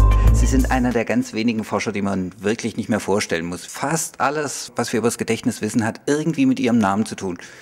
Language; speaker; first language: German; native; German